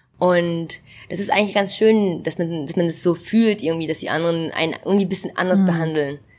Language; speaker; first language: German; early bilingual, other home language; Vietnamese